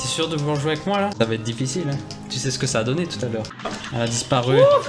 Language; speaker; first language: French; native; French